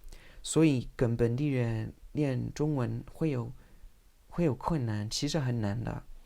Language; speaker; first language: Chinese; non-native, fluent; English